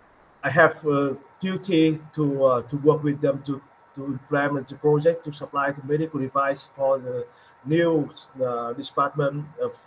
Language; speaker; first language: English; non-native, learner; Vietnamese